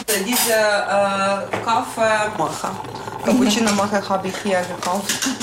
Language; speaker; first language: German; non-native, fluent; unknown